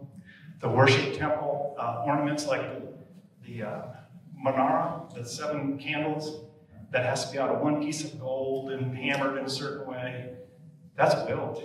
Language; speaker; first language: English; native; English